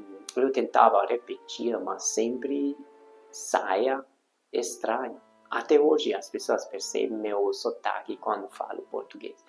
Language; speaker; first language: Portuguese; non-native, fluent; Hungarian